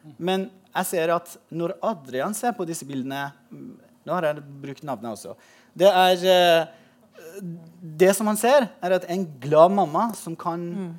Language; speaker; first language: Norwegian; non-native, fluent; Persian